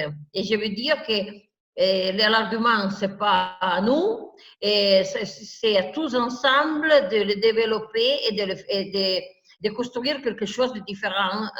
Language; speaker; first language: French; non-native, fluent; Italian